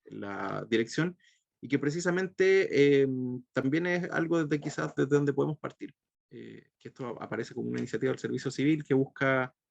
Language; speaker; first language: Spanish; native; Spanish